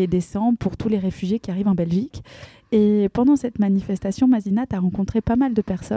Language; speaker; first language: French; native; French